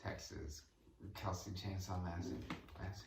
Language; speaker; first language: English; native; English